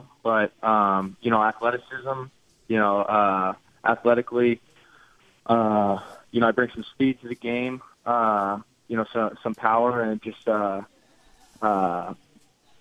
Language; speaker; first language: English; native; English